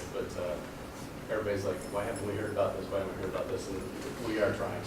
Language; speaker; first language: English; native; English